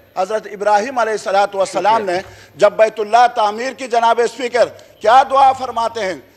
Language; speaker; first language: Urdu; non-native, local second language; Khowar